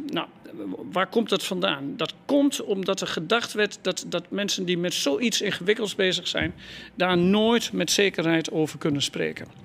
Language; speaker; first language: Dutch; native; Dutch